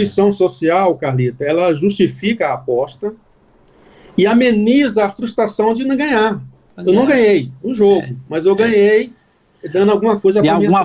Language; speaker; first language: Portuguese; native; Portuguese